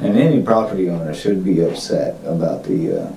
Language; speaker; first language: English; native; English